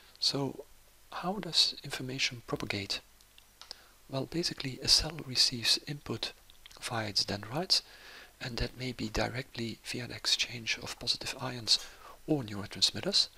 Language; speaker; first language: English; non-native, fluent; Dutch